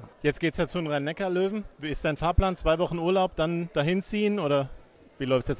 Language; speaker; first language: German; native; German